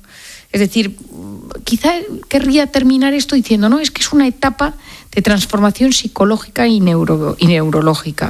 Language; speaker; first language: Spanish; native; Spanish